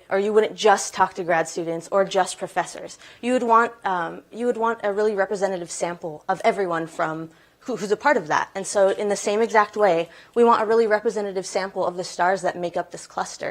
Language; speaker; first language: English; native; English